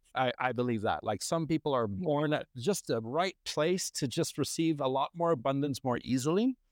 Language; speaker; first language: English; non-native, fluent; French